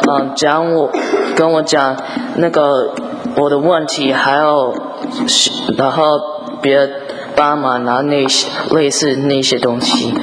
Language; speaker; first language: Chinese; early bilingual, heritage; English